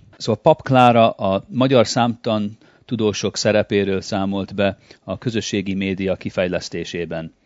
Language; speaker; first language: Hungarian; early bilingual, heritage; Hungarian